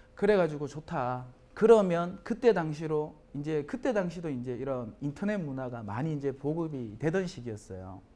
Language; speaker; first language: Korean; native; Korean